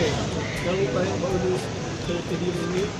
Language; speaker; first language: Indonesian; non-native, local second language; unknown